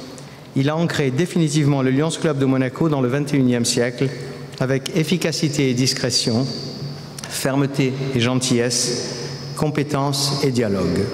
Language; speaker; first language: French; native; French